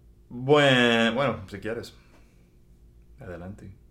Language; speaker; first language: Spanish; non-native, fluent; English